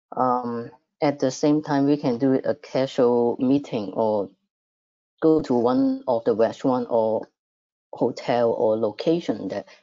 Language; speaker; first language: English; non-native, fluent; Cantonese